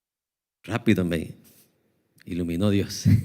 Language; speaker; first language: Spanish; native; Spanish